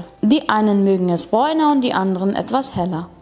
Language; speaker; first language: German; native; German